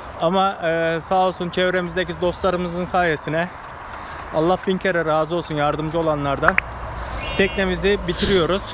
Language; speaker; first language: Turkish; native; Turkish